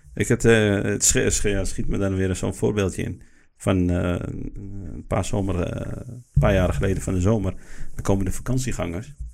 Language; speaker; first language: Dutch; early bilingual, other home language; Arabic